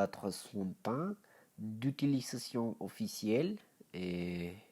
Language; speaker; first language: French; non-native, learner; Spanish